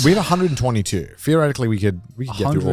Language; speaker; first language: English; native; English